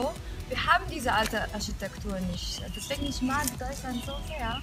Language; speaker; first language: German; non-native, fluent; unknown